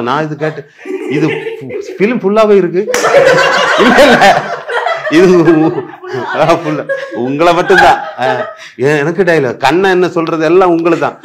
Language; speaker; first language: Tamil; non-native, learner; Malayalam